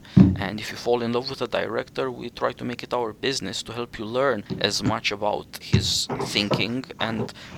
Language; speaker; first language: English; non-native, fluent; Romanian